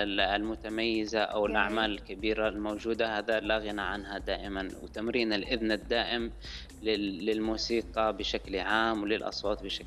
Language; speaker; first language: Arabic; native; Arabic